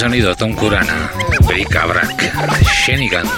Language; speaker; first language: Spanish; native; Spanish